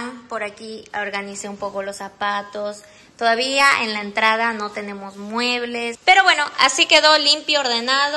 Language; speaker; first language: Spanish; native; Spanish